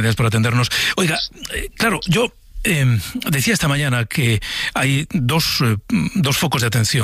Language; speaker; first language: Spanish; native; Spanish